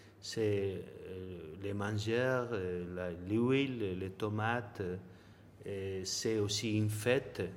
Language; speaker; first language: French; non-native, learner; Spanish